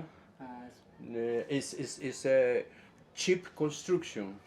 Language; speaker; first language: English; non-native, fluent; Spanish